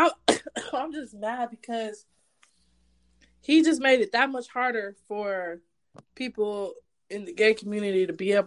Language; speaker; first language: English; native; English